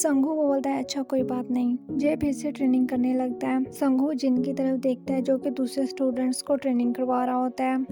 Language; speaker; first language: Hindi; native; Hindi